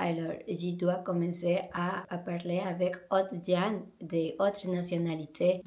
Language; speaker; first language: French; non-native, learner; Spanish